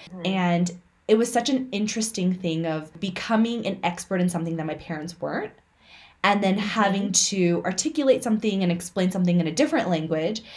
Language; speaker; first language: English; early bilingual, other home language; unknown